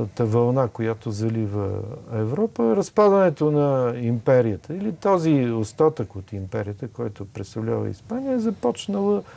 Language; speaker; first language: Bulgarian; native; Bulgarian